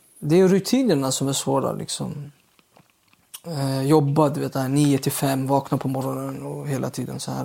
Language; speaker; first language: Swedish; early bilingual, other home language; Uyghur